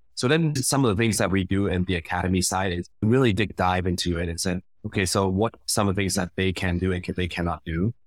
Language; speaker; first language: English; non-native, fluent; Khmer